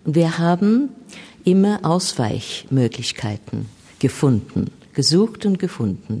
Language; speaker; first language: German; non-native, fluent; English